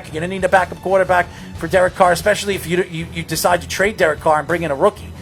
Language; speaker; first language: English; native; English